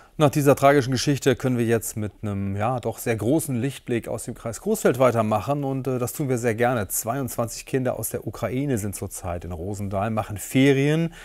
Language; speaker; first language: German; native; German